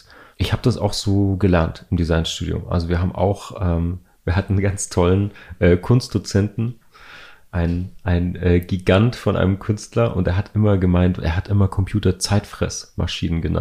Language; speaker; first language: German; native; German